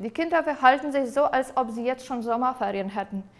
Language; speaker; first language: German; non-native, fluent; Polish